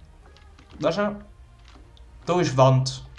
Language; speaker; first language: German; native; German